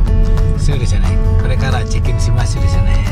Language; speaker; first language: Japanese; non-native, learner; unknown